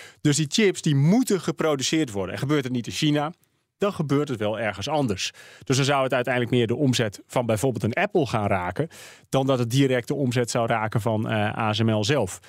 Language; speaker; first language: Dutch; native; Dutch